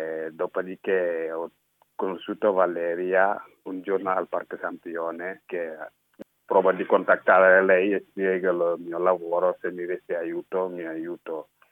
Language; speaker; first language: Italian; non-native, learner; Wolof